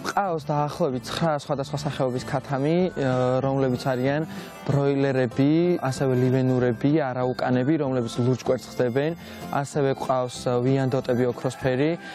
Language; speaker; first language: Georgian; native; Georgian